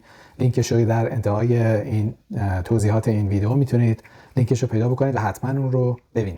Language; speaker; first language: Persian; native; Persian